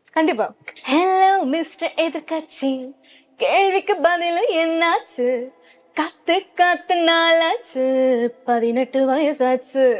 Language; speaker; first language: Tamil; early bilingual, heritage; Tamil